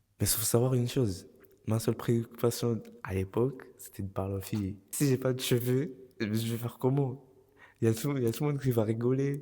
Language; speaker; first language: French; early bilingual, other home language; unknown